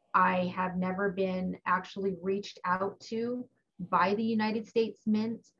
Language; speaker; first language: English; native; English